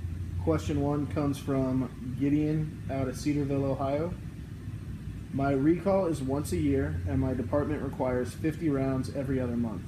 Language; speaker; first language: English; native; English